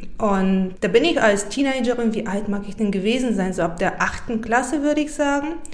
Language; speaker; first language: German; non-native, fluent; Bulgarian